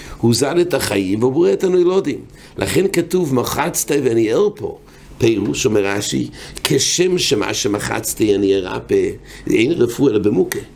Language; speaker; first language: Hebrew; non-native, fluent; English